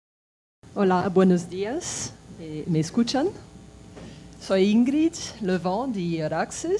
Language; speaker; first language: Spanish; non-native, fluent; French